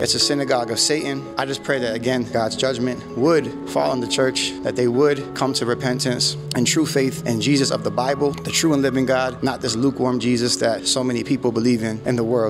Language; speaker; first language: English; native; English